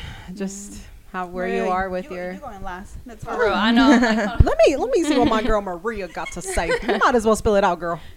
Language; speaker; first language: English; native; English